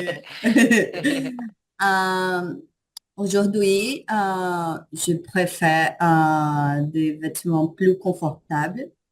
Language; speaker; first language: French; non-native, learner; Portuguese